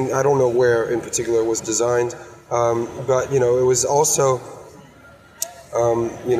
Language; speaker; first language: English; native; English